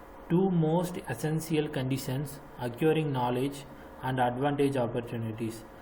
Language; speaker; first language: English; non-native, local second language; Tamil